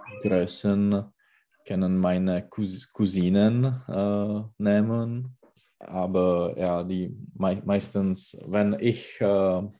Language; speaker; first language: German; non-native, learner; Czech